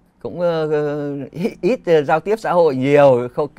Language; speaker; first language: Vietnamese; native; Vietnamese